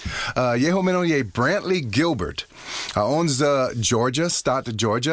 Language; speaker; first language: Czech; non-native, learner; English